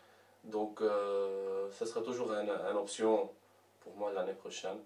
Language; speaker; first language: French; non-native, local second language; Arabic